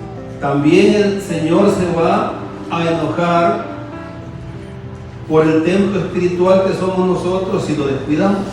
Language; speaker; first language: Spanish; native; Spanish